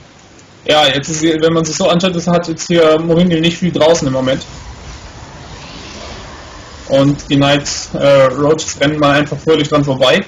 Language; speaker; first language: German; native; German